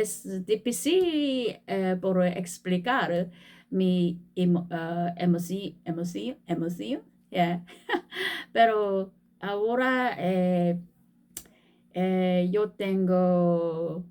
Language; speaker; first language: Spanish; non-native, learner; Korean